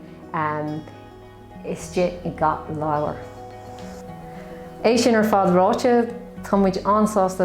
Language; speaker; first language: Irish; non-native, local second language; English